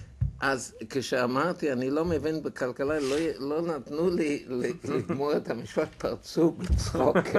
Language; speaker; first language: Hebrew; non-native, fluent; German